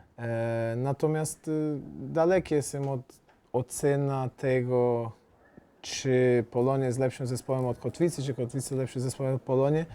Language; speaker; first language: Polish; non-native, fluent; Portuguese